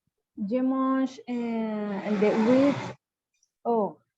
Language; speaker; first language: French; non-native, learner; Spanish